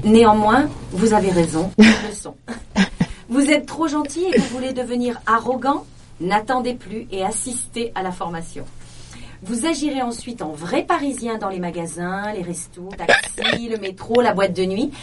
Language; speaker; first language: French; native; French